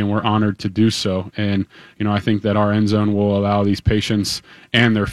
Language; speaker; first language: English; native; English